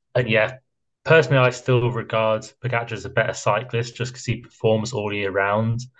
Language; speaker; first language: English; native; English